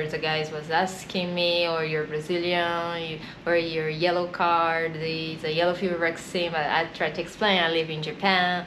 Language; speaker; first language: English; non-native, fluent; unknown